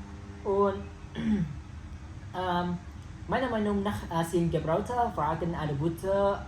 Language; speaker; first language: German; non-native, learner; Vietnamese